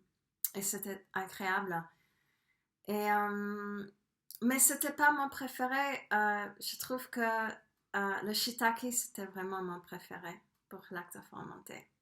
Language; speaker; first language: French; non-native, fluent; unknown